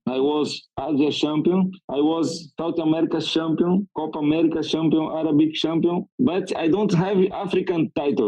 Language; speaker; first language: English; non-native, learner; Portuguese